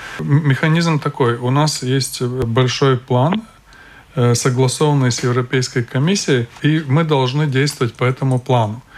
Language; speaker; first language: Russian; non-native, local second language; Latvian